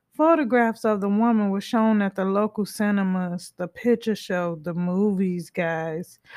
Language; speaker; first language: English; native; English